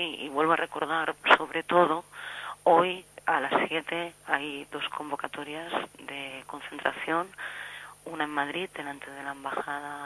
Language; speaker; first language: Spanish; native; Spanish